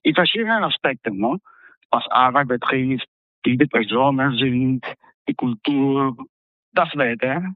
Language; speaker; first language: German; non-native, fluent; Spanish